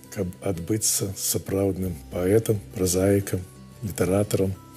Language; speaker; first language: Belarusian; native; Belarusian